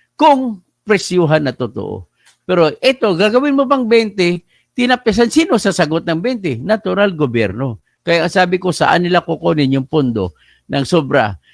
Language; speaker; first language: Filipino; non-native, local second language; Hiligaynon